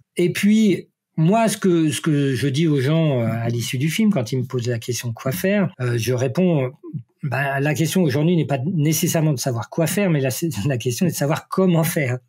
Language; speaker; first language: French; native; French